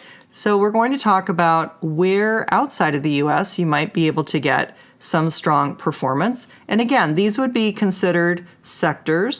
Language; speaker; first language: English; native; English